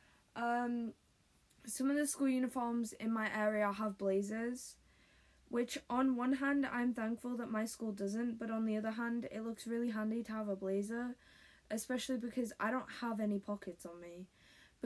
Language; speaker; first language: English; native; English